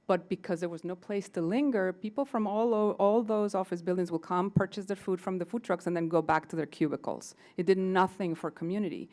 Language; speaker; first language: English; non-native, fluent; Spanish